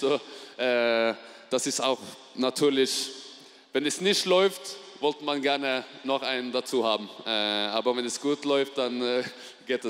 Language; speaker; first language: German; non-native, fluent; Norwegian